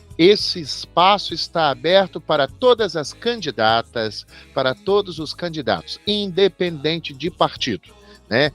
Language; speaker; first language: Portuguese; native; Portuguese